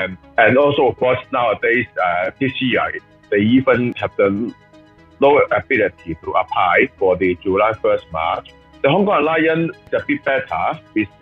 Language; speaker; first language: English; non-native, local second language; Cantonese